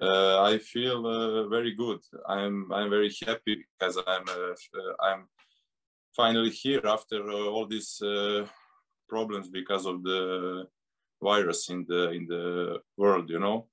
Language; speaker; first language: English; non-native, learner; Serbian